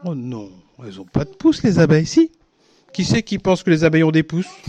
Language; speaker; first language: French; native; French